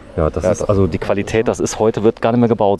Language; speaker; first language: German; native; German